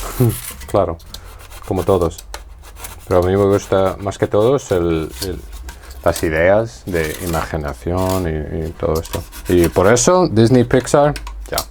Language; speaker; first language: Spanish; non-native, fluent; English